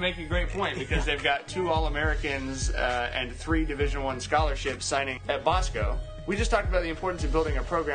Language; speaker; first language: English; native; English